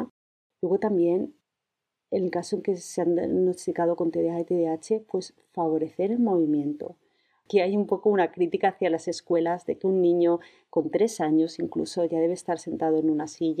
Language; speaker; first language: Spanish; native; Spanish